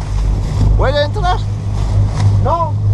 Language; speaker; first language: Spanish; non-native, learner; French